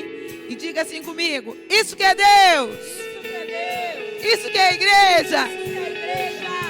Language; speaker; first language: Portuguese; native; Portuguese